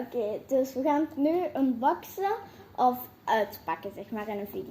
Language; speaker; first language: Dutch; early bilingual, other home language; Filipino